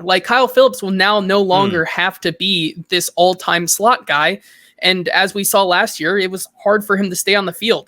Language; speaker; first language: English; native; English